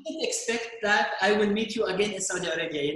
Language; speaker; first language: English; non-native, fluent; Arabic